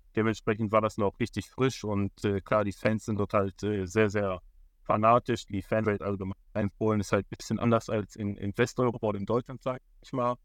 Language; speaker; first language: German; early bilingual, other home language; Polish